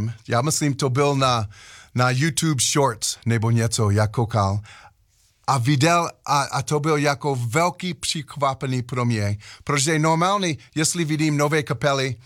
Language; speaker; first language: Czech; non-native, learner; English